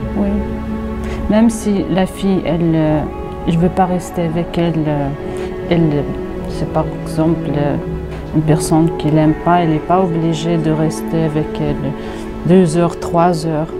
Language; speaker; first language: French; non-native, fluent; Russian